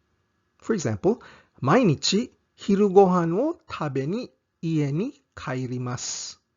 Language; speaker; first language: Japanese; non-native, fluent; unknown